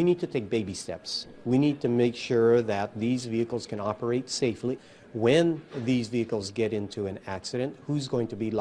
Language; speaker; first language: English; native; English